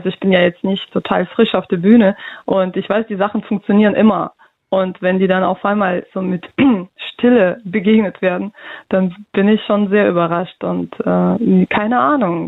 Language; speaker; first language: German; early bilingual, other home language; Russian